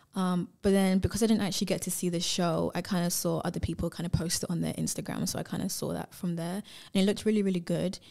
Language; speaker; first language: English; native; English